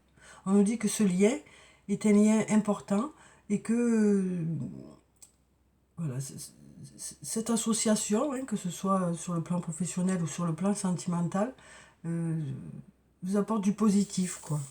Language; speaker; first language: French; native; French